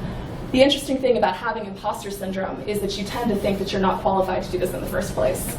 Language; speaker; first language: English; native; English